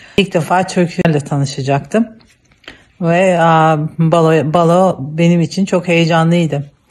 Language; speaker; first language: Turkish; native; Turkish